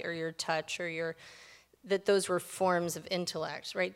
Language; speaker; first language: English; native; English